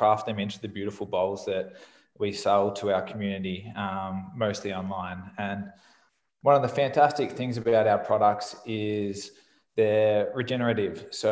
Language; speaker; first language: English; native; English